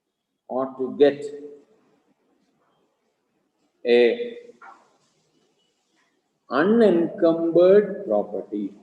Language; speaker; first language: English; non-native, local second language; Malayalam